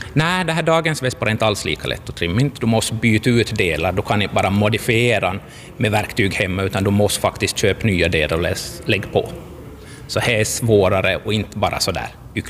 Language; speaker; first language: Swedish; native; Swedish